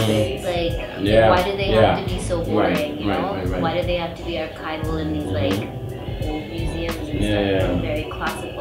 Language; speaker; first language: English; native; English